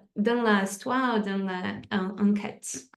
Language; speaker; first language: French; non-native, fluent; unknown